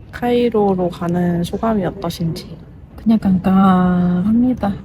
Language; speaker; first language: Korean; native; Korean